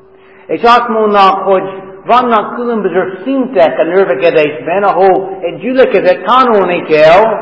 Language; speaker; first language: Hungarian; non-native, fluent; English